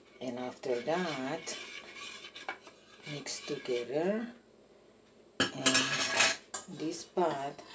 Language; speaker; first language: English; non-native, learner; Indonesian